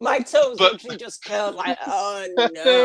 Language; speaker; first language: English; native; English